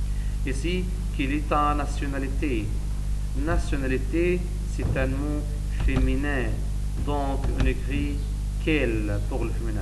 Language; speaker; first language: French; non-native, learner; Arabic